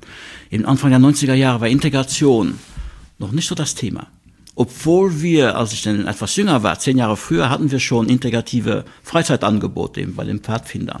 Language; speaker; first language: German; non-native, local second language; Luxembourgish